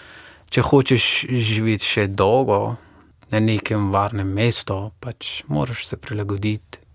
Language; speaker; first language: Slovenian; non-native, fluent; Persian